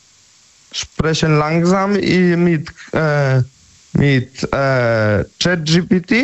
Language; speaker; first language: German; non-native, learner; Polish